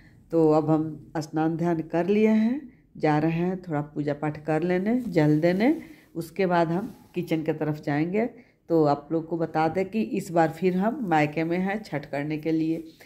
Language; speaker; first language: Hindi; native; Hindi